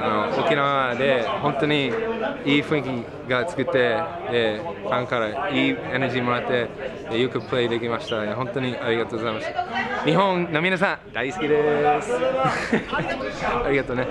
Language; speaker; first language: Japanese; non-native, fluent; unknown